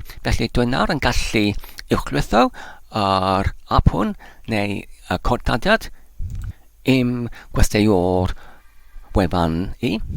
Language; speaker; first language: Welsh; non-native, learner; Polish